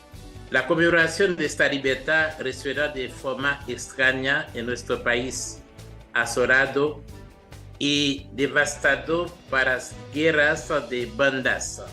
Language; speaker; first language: Spanish; non-native, fluent; Haitian Creole